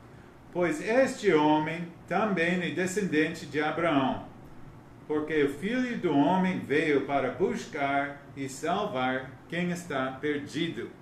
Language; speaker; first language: Portuguese; non-native, learner; English